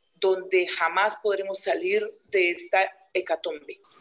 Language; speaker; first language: Spanish; native; Spanish